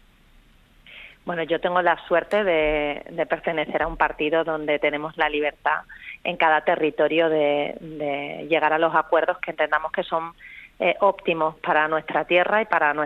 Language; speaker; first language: Spanish; native; Spanish